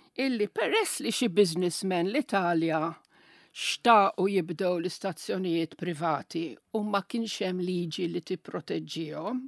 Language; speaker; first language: Maltese; non-native, local second language; Italian